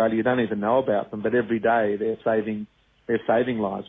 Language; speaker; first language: English; native; English